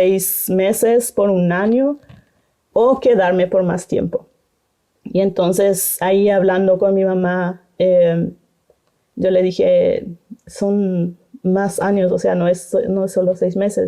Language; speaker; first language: Spanish; non-native, local second language; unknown